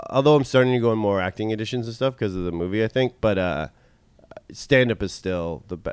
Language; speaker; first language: English; native; English